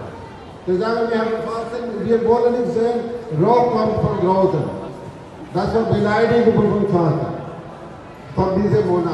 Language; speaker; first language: German; non-native, learner; Urdu